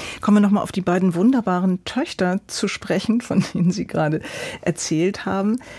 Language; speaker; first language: German; native; German